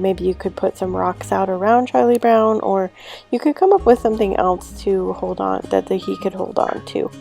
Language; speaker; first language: English; native; English